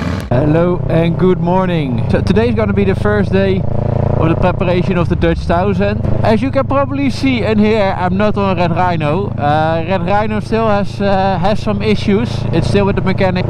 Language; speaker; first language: English; non-native, fluent; Dutch